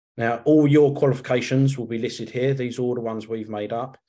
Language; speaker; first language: English; native; English